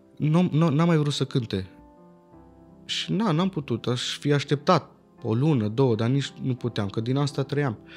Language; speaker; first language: Romanian; early bilingual, heritage; Romanian